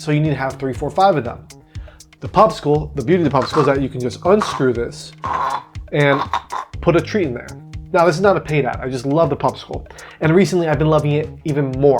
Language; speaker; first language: English; native; English